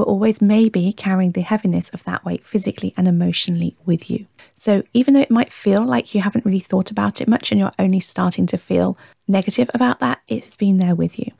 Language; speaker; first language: English; native; English